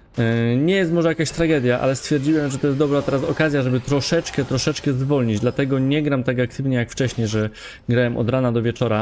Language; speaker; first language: Polish; native; Polish